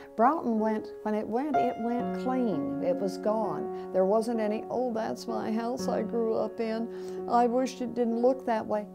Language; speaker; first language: English; native; English